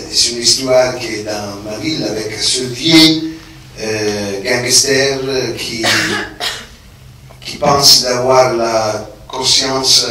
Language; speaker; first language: French; non-native, fluent; Italian